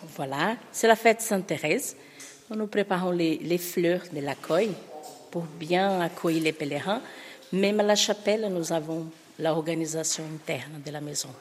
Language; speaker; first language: French; non-native, fluent; Portuguese